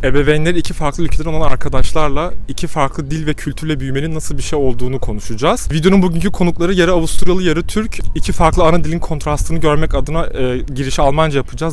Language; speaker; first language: Turkish; native; Turkish